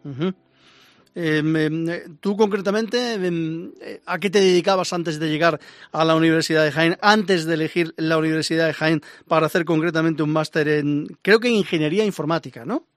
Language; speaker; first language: Spanish; native; Spanish